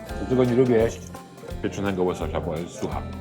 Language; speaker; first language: Polish; native; Polish